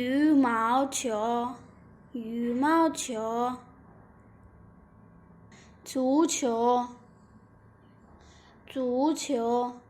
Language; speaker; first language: Chinese; non-native, fluent; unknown